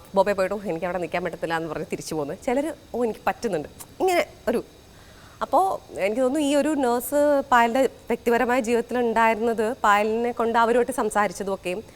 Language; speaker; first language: Malayalam; native; Malayalam